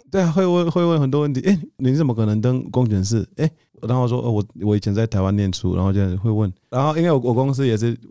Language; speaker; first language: Chinese; non-native, fluent; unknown